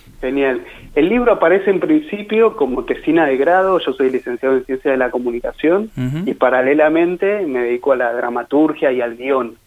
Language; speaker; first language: Spanish; native; Spanish